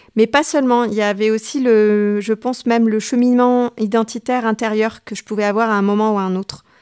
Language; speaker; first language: French; native; French